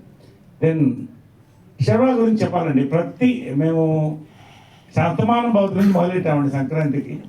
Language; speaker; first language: Telugu; native; Telugu